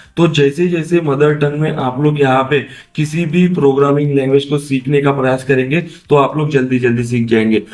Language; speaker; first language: Hindi; non-native, local second language; Marathi